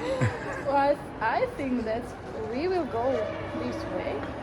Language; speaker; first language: English; non-native, learner; Russian